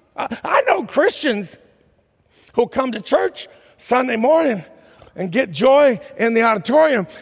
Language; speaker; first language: English; early bilingual, heritage; English